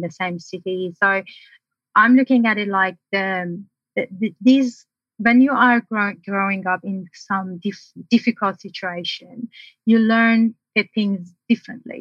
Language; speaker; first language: English; non-native, fluent; Persian